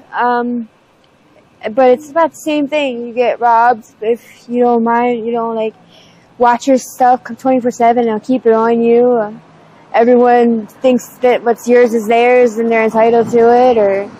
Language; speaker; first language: English; native; English